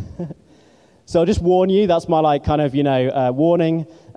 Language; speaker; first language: English; native; English